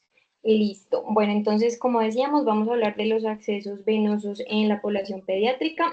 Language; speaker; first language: Spanish; native; Spanish